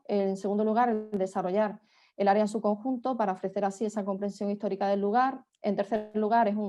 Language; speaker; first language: Spanish; native; Spanish